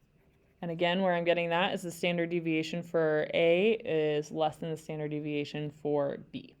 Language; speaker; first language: English; native; English